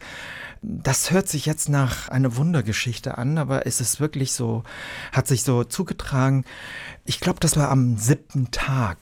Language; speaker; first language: German; early bilingual, other home language; Vietnamese